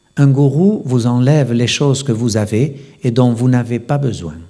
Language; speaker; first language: French; non-native, fluent; Spanish